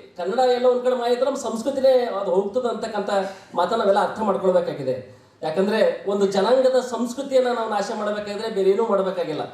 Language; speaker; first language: Kannada; native; Kannada